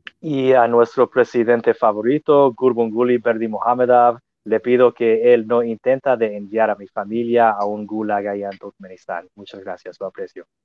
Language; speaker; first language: Spanish; non-native, fluent; English